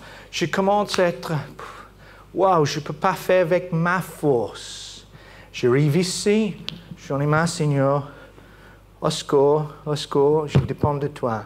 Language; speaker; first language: French; non-native, fluent; English